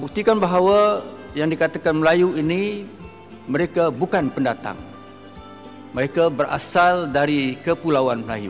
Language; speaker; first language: Malay; native; Malay